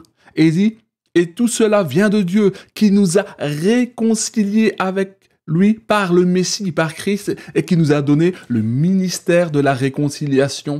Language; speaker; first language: French; native; French